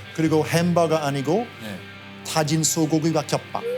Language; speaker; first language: Korean; non-native, fluent; English